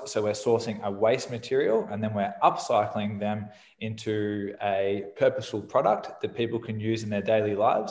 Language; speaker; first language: English; native; English